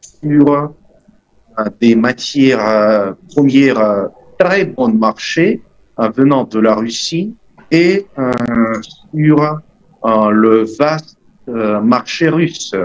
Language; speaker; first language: French; non-native, fluent; Russian